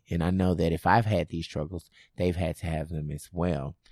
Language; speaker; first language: English; native; English